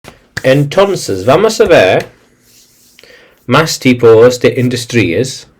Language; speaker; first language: Spanish; non-native, learner; English